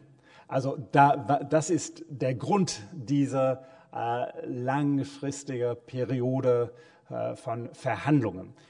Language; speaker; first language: German; non-native, fluent; English